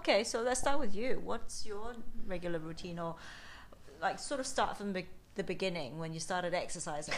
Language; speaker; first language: English; non-native, local second language; Cantonese